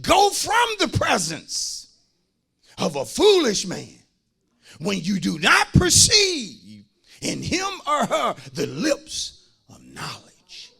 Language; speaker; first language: English; native; English